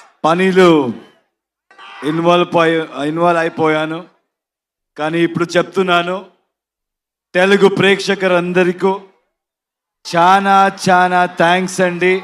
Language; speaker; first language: Telugu; non-native, local second language; Kannada